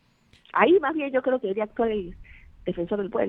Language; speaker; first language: Spanish; native; Spanish